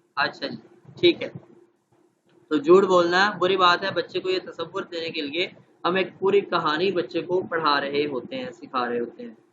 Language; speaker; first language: Urdu; non-native, local second language; Punjabi